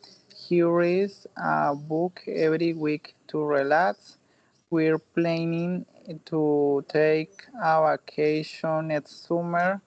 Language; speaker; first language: English; non-native, learner; Spanish